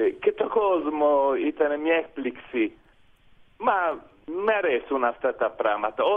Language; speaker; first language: Greek; non-native, fluent; Italian